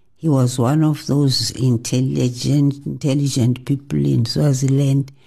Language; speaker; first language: English; non-native, local second language; Xhosa